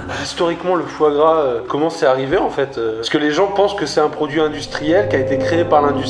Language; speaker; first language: French; native; French